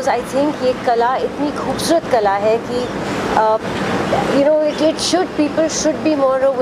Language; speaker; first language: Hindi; native; Hindi